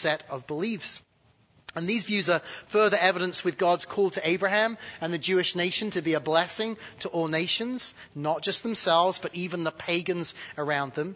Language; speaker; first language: English; native; English